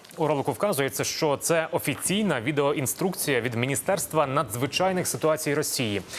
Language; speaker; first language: Ukrainian; native; Ukrainian